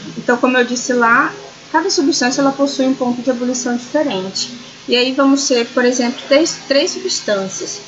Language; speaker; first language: Portuguese; native; Portuguese